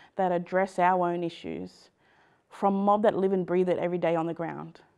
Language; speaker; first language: English; native; English